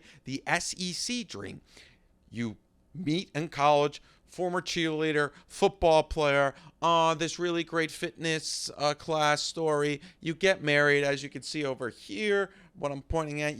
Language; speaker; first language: English; native; English